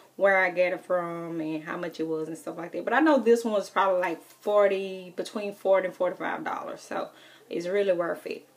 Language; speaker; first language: English; native; English